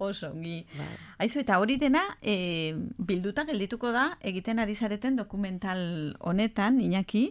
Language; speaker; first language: Basque; native; Basque